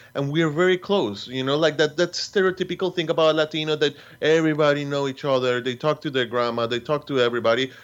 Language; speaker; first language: English; non-native, fluent; Spanish